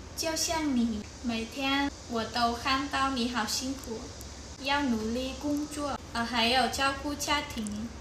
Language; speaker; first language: Chinese; non-native, learner; Vietnamese